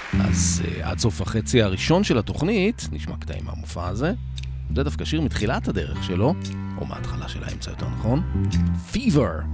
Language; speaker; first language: Hebrew; native; Hebrew